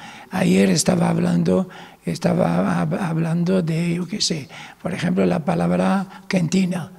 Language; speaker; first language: Spanish; non-native, fluent; Arabic